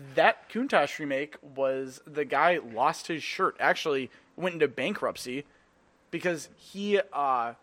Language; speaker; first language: English; native; English